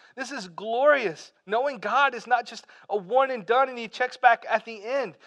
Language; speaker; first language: English; native; English